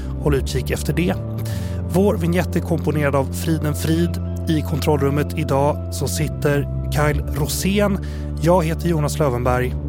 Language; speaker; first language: Swedish; native; Swedish